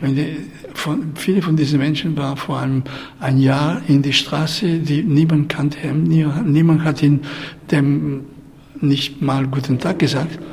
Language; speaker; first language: German; non-native, fluent; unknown